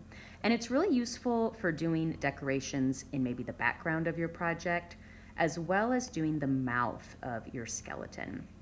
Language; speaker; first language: English; native; English